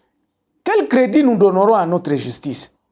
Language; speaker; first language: French; non-native, local second language; Lingala